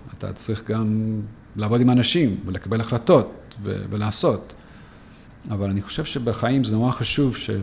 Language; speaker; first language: Hebrew; non-native, fluent; English